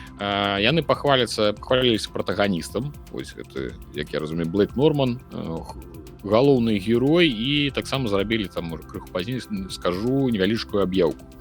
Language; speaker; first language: Belarusian; non-native, local second language; Russian